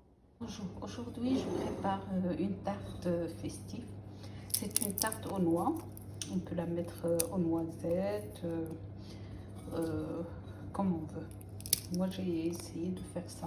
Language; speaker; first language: French; non-native, local second language; Arabic